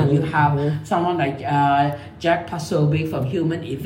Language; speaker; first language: English; non-native, local second language; Min Nan Chinese